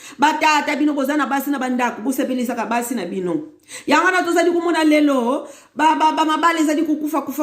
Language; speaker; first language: Lingala; non-native, local second language; Kongo